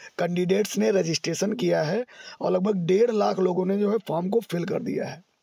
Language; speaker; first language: Hindi; native; Hindi